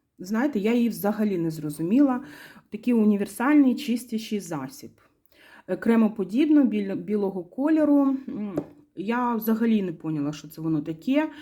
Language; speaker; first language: Ukrainian; non-native, local second language; Russian